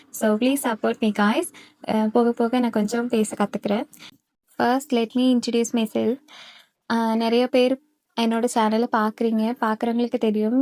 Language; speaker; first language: Tamil; non-native, local second language; Malayalam